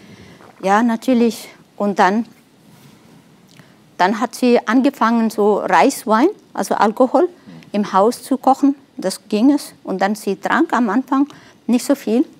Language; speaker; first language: German; non-native, fluent; Nepali